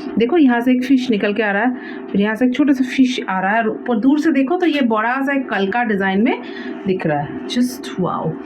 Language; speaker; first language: Hindi; non-native, local second language; Bangla